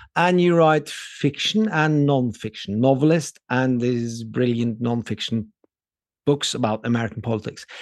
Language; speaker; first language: English; non-native, fluent; Norwegian